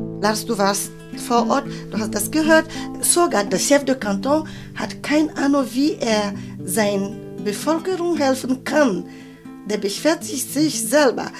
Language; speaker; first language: German; non-native, fluent; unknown